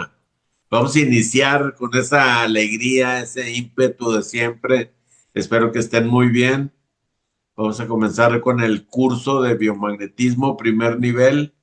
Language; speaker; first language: Spanish; native; Spanish